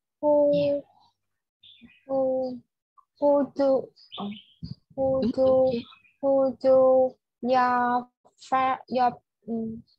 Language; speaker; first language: English; non-native, learner; Vietnamese